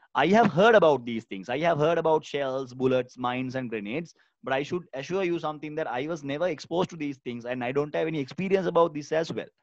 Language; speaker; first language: English; non-native, local second language; Sinhala